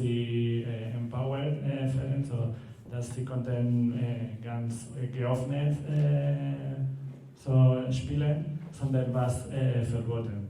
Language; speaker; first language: German; non-native, learner; Spanish